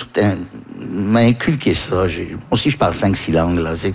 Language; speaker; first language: French; early bilingual, heritage; French